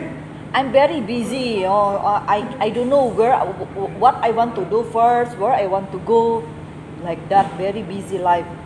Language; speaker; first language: English; non-native, local second language; Filipino